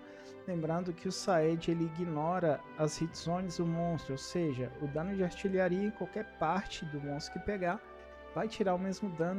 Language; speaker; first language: Portuguese; native; Portuguese